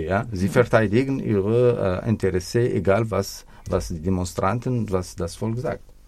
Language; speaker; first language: German; non-native, fluent; Arabic